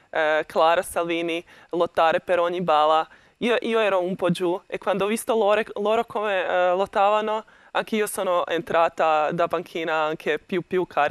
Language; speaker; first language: Italian; non-native, learner; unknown